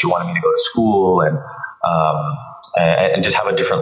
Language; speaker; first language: English; early bilingual, other home language; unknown